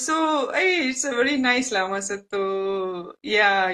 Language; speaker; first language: English; non-native, local second language; Tamil